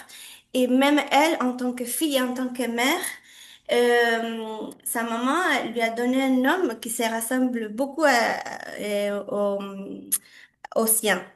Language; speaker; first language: French; non-native, fluent; Spanish